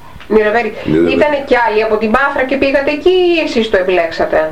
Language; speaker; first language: Greek; native; Greek